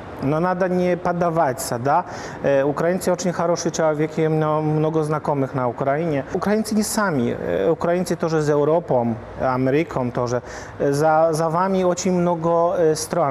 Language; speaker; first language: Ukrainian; non-native, learner; Polish